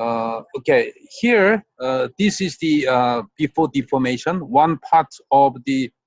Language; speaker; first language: English; non-native, fluent; Korean